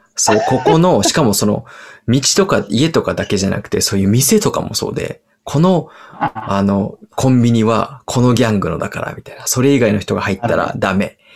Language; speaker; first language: Japanese; early bilingual, heritage; English